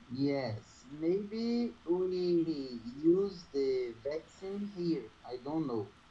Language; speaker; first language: English; non-native, learner; Portuguese